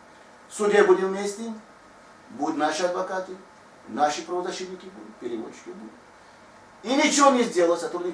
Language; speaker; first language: Russian; non-native, fluent; Tajik